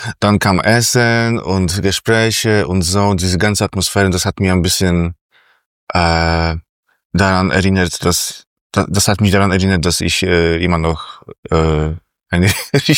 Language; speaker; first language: German; non-native, fluent; Polish